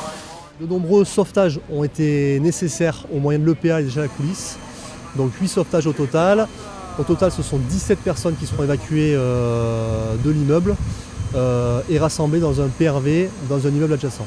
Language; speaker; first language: French; native; French